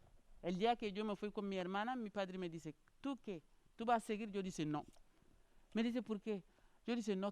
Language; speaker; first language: Spanish; non-native, learner; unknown